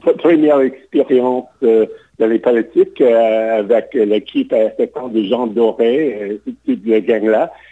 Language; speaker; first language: French; non-native, local second language; English